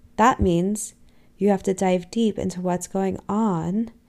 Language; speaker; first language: English; native; English